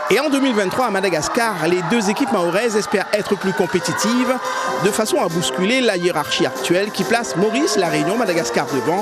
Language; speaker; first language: French; native; French